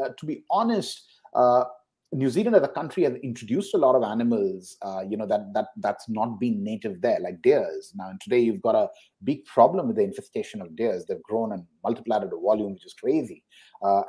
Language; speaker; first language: English; non-native, local second language; Hindi